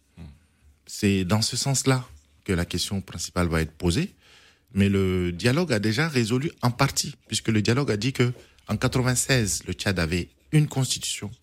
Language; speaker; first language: French; non-native, local second language; Arabic